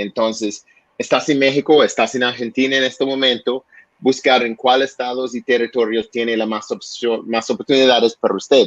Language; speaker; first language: Spanish; non-native, learner; English